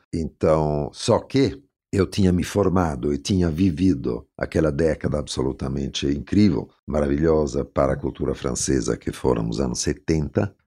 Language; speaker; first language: Portuguese; non-native, fluent; Italian